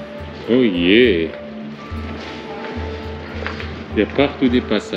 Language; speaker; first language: French; non-native, fluent; Turkish